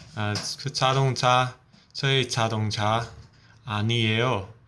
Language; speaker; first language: Korean; non-native, learner; English